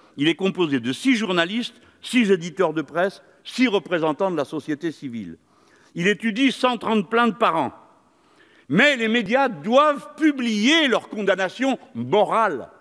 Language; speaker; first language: French; native; French